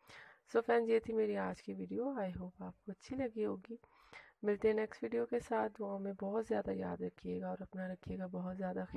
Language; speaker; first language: Hindi; native; Hindi